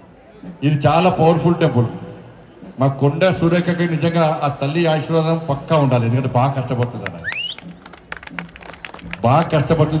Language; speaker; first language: Telugu; native; Telugu